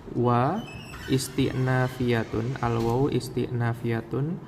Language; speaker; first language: Arabic; non-native, learner; Indonesian